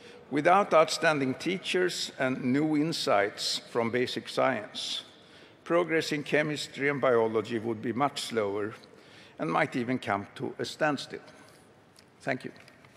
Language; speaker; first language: English; non-native, fluent; Swedish